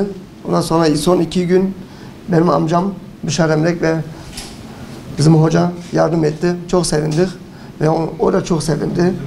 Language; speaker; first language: Turkish; early bilingual, heritage; Turkish